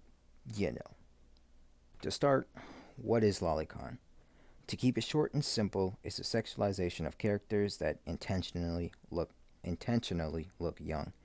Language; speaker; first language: English; native; English